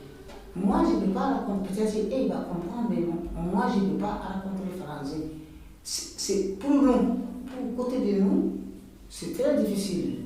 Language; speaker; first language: French; non-native, learner; Bambara